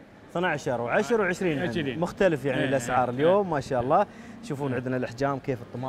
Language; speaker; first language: Arabic; native; Arabic